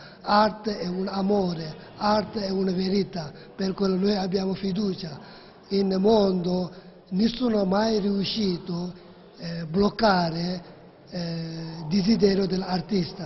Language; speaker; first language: Italian; non-native, learner; Tibetan